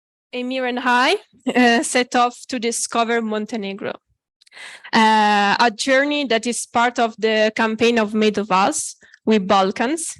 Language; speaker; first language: English; non-native, fluent; Italian